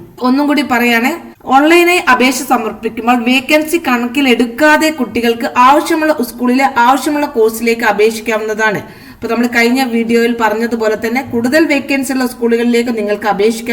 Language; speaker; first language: Malayalam; native; Malayalam